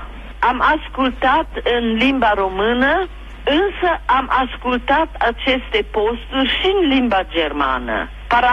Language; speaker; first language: Romanian; non-native, local second language; German